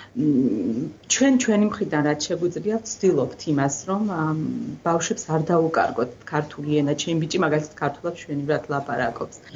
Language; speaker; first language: Georgian; native; Georgian